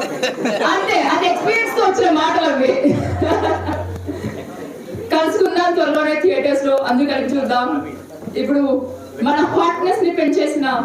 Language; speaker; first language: Telugu; non-native, learner; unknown